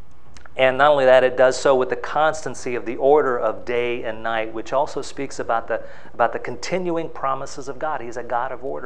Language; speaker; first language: English; native; English